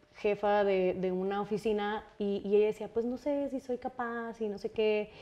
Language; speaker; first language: Spanish; native; Spanish